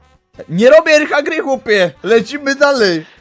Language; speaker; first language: Polish; native; Polish